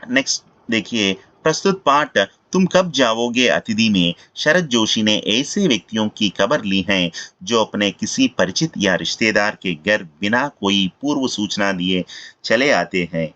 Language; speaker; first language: Hindi; non-native, local second language; Telugu